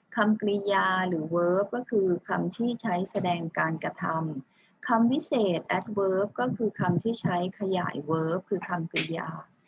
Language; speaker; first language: Thai; native; Thai